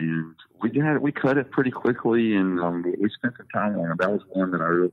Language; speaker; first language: English; native; English